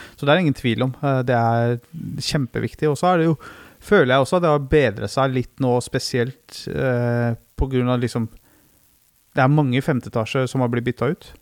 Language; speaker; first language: Norwegian; early bilingual, other home language; Persian